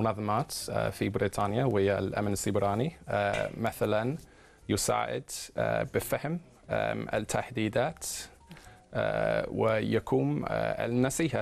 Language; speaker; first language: Arabic; non-native, fluent; English